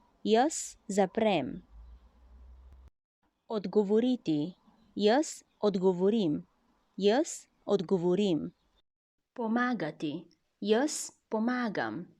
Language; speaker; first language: Slovenian; non-native, learner; Chinese